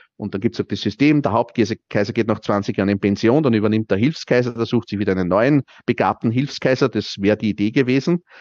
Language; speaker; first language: German; native; German